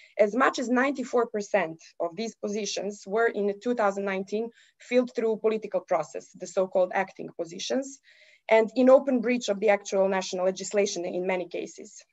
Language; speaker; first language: English; non-native, fluent; Serbian